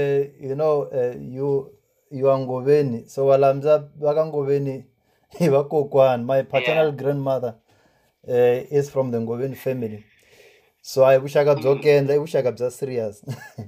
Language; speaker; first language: English; non-native, local second language; Tsonga